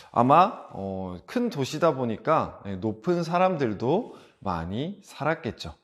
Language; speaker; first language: Korean; native; Korean